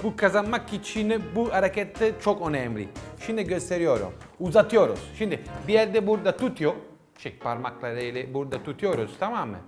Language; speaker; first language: Turkish; non-native, learner; Italian